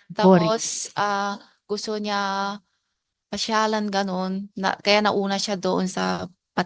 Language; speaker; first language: Filipino; non-native, learner; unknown